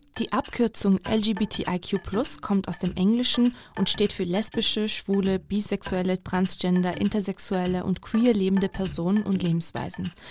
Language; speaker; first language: German; early bilingual, other home language; Georgian